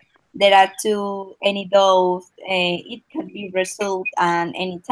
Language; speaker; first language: English; non-native, learner; Spanish